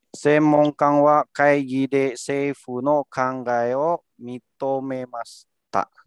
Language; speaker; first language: Japanese; non-native, learner; Indonesian